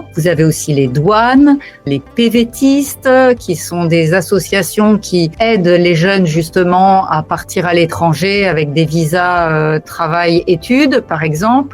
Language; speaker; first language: French; native; French